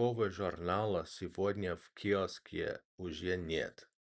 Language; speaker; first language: Russian; non-native, learner; English